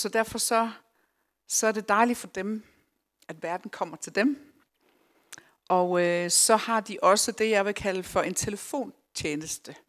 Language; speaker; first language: Danish; early bilingual, other home language; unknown